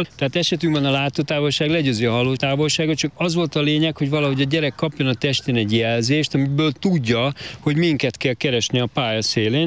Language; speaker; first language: Hungarian; native; Hungarian